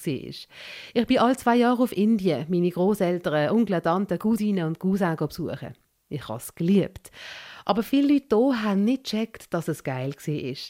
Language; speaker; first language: German; early bilingual, other home language; Malayalam